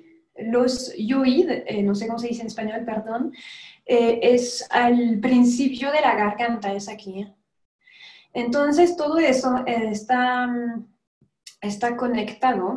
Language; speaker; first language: Spanish; non-native, fluent; French